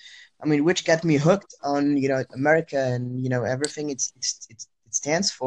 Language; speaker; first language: English; non-native, fluent; French